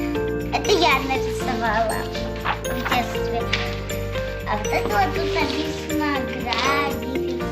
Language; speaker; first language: Russian; native; Russian